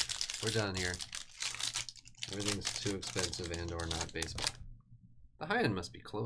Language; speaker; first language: English; native; English